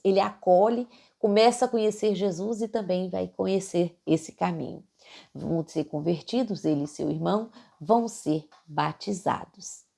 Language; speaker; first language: Portuguese; native; Portuguese